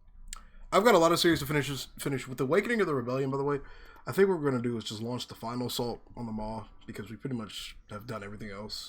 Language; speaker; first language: English; native; English